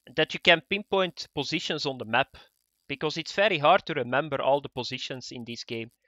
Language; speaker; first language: English; non-native, fluent; Dutch